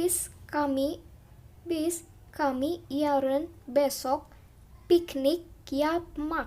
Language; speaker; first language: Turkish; non-native, fluent; Indonesian